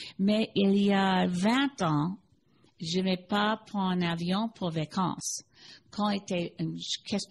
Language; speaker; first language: French; non-native, learner; English